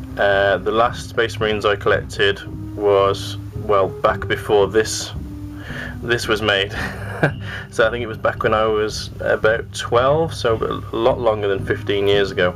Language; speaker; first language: English; native; English